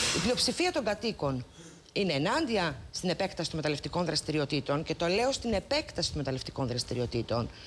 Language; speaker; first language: Greek; native; Greek